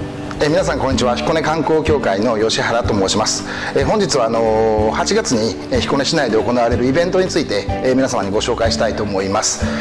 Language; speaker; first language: Japanese; native; Japanese